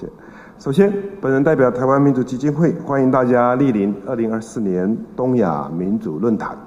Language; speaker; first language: Chinese; native; Chinese